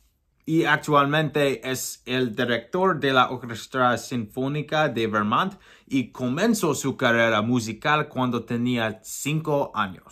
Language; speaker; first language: Spanish; non-native, learner; English